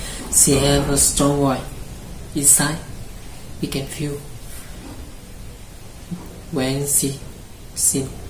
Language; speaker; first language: English; non-native, learner; Vietnamese